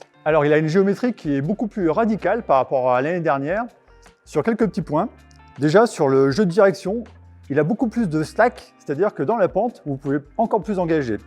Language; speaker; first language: French; native; French